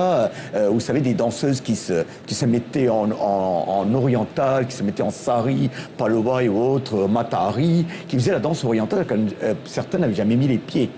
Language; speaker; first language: French; non-native, local second language; Tamil